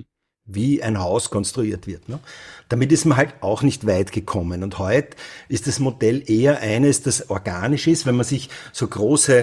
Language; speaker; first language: German; native; German